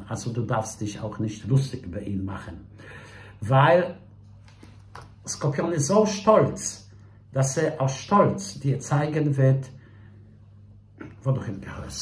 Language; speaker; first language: German; non-native, fluent; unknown